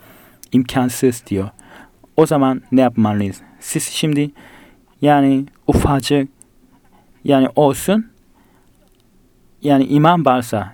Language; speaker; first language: Turkish; non-native, fluent; Korean